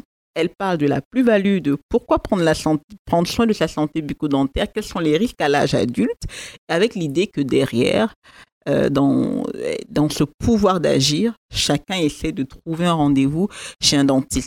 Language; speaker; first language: French; native; French